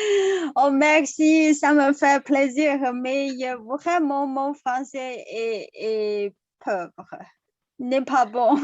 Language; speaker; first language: French; non-native, learner; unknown